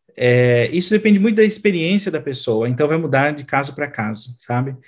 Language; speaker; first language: Portuguese; native; Portuguese